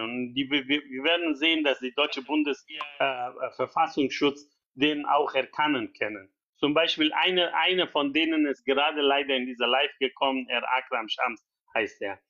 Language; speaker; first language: German; non-native, learner; Persian